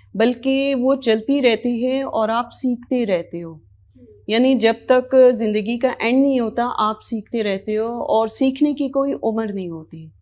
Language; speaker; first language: Urdu; native; Urdu